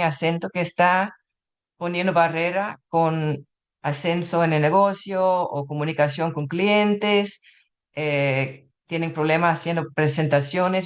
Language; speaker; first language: Spanish; non-native, fluent; English